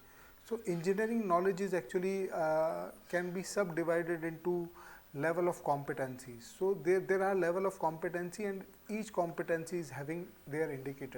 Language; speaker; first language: English; non-native, local second language; Hindi